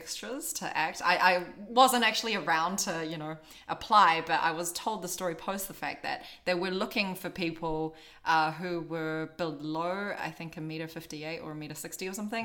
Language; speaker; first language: English; native; English